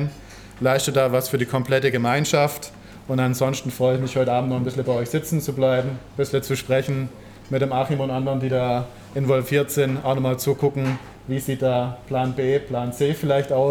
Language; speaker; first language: German; native; German